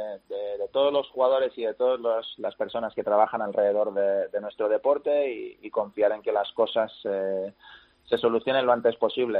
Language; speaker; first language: Spanish; native; Spanish